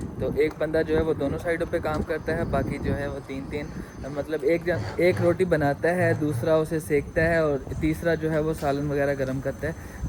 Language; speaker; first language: Urdu; non-native, local second language; Punjabi